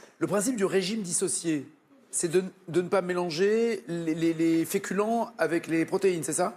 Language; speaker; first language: French; native; French